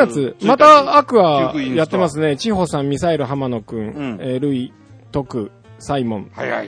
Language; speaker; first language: Japanese; native; Japanese